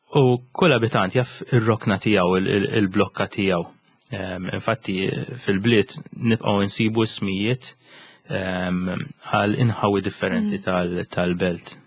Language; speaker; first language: Maltese; native; Maltese